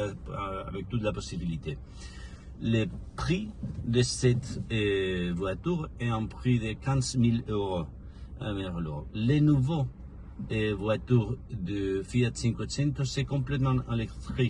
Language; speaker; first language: French; non-native, learner; Spanish